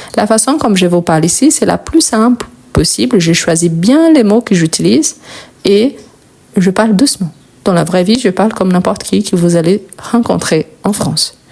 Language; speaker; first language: French; non-native, fluent; Portuguese